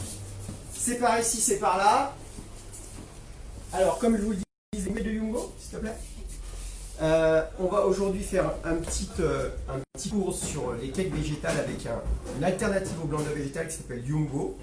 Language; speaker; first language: French; native; French